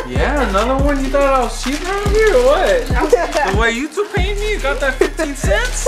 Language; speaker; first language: English; early bilingual, other home language; Spanish